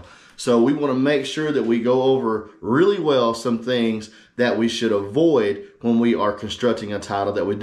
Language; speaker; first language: English; native; English